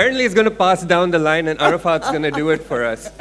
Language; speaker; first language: English; non-native, local second language; Urdu